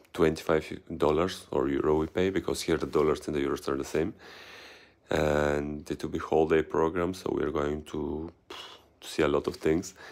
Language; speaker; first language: English; non-native, fluent; Bulgarian